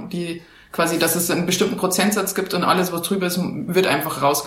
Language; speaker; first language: German; native; German